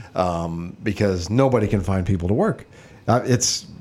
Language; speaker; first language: English; native; English